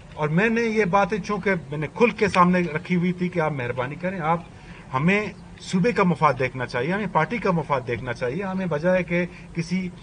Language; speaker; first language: Urdu; non-native, local second language; Baluchi